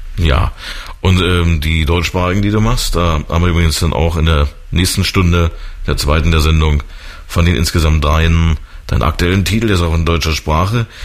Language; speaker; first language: German; native; German